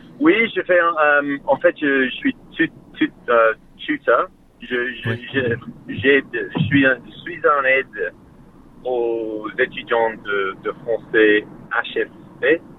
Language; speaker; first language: French; non-native, fluent; English